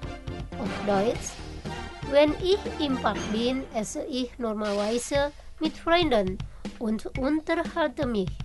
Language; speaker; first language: German; non-native, fluent; Indonesian